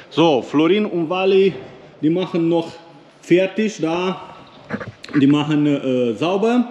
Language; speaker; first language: German; non-native, learner; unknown